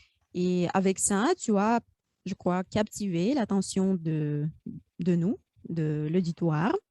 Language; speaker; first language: French; non-native, fluent; Russian